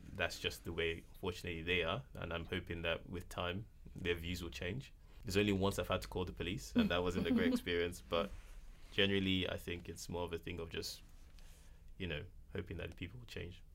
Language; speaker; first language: English; non-native, local second language; Yoruba